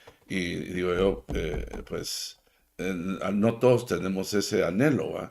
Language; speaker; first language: Spanish; native; Spanish